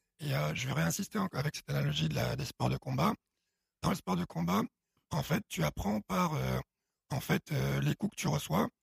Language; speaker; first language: French; early bilingual, other home language; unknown